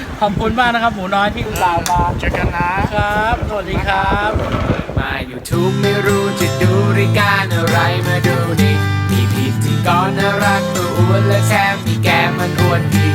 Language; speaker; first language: Thai; native; Thai